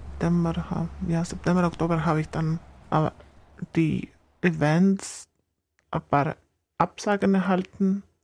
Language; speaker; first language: German; non-native, fluent; Spanish